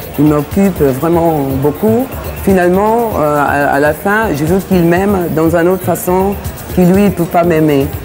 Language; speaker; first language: French; non-native, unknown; English